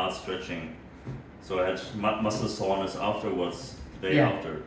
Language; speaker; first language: English; non-native, fluent; German